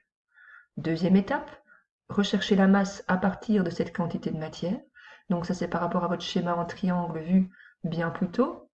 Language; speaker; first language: French; native; French